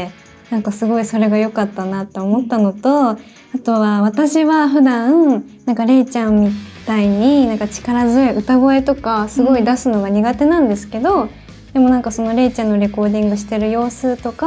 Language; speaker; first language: Japanese; native; Japanese